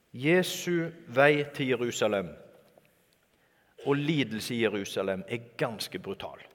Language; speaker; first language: Norwegian; native; Norwegian